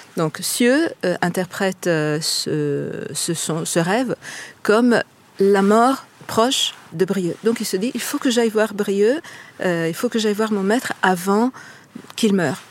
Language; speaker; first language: French; non-native, fluent; Italian